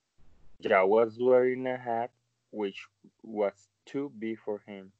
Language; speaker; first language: English; non-native, learner; Spanish